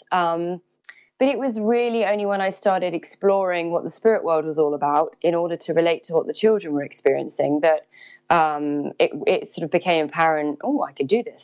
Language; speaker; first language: English; native; English